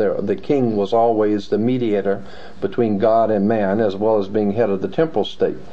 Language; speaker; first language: English; native; English